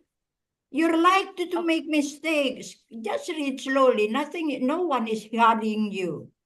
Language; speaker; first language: English; non-native, fluent; Indonesian